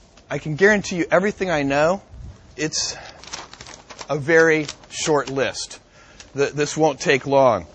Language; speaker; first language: English; native; English